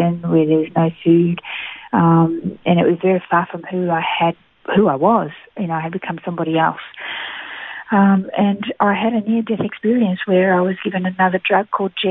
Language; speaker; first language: English; native; English